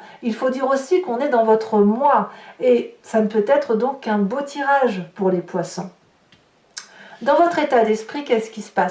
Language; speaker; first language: French; native; French